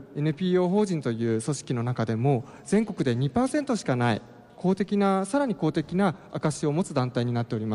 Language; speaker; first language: Japanese; native; Japanese